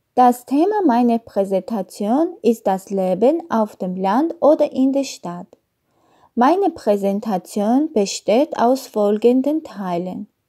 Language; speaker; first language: German; non-native, learner; Armenian